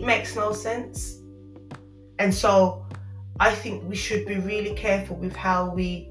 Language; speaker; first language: English; native; English